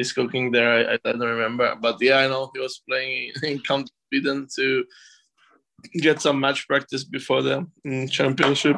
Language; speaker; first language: English; non-native, fluent; Slovak